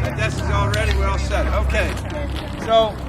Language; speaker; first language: English; native; English